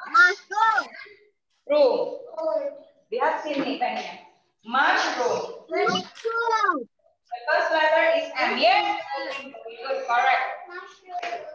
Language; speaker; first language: English; non-native, learner; Indonesian